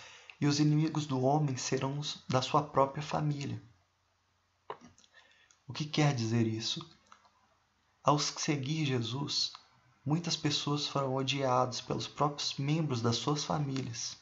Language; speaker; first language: Portuguese; native; Portuguese